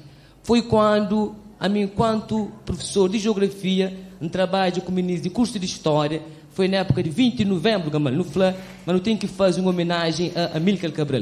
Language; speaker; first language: Portuguese; non-native, local second language; Kabuverdianu